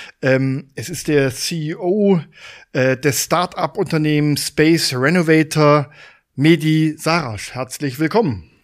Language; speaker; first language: German; native; German